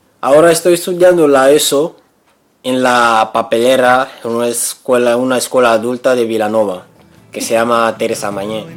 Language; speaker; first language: Spanish; non-native, learner; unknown